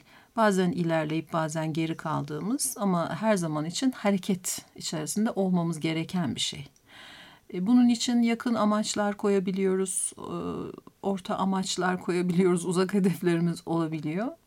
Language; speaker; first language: Turkish; native; Turkish